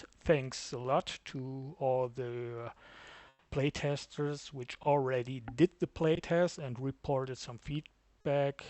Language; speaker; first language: English; non-native, fluent; German